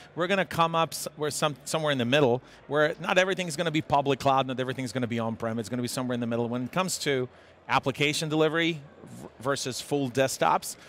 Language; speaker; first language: English; non-native, fluent; Serbian